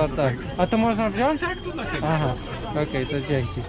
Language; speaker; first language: Polish; native; Polish